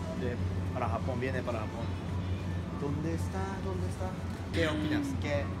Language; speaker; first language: Spanish; non-native, learner; Japanese